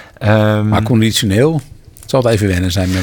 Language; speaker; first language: Dutch; native; Dutch